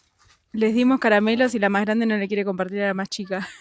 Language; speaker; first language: Spanish; native; Spanish